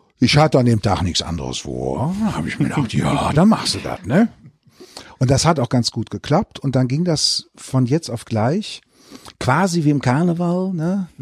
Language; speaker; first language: German; native; German